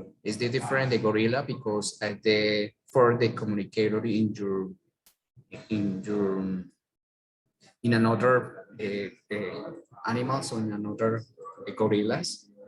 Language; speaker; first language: English; non-native, learner; Spanish